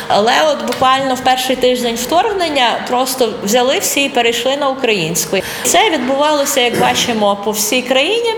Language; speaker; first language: Ukrainian; non-native, local second language; Russian